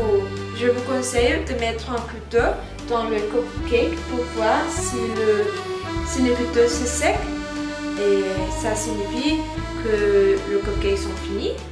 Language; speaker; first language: French; non-native, learner; Spanish